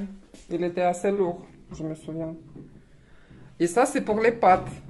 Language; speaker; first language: French; non-native, learner; Russian